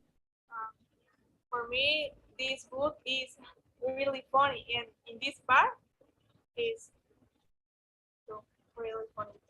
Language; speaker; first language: English; non-native, learner; Spanish